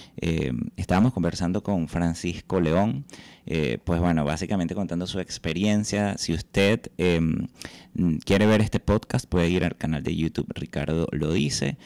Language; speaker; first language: Spanish; native; Spanish